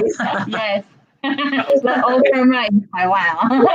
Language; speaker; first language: English; non-native, learner; Chinese